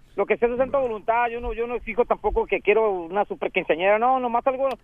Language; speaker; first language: Spanish; native; Spanish